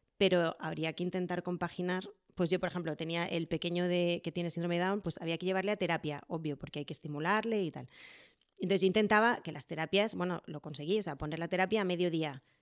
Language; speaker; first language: Spanish; native; Spanish